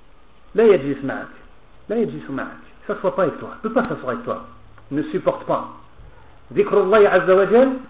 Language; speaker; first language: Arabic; non-native, fluent; French